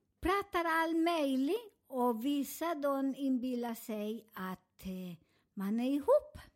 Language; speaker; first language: Swedish; non-native, fluent; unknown